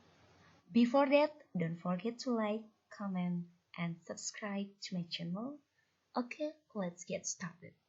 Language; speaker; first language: English; non-native, learner; Indonesian